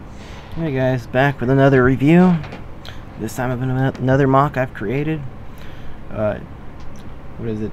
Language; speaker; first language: English; native; English